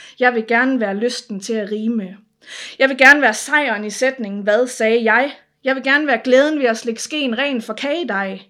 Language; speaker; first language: Danish; native; Danish